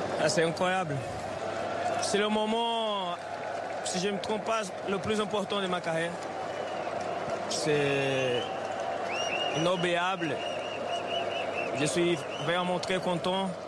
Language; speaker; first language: French; non-native, fluent; Portuguese